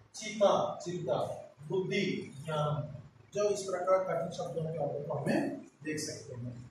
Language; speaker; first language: Hindi; non-native, local second language; Telugu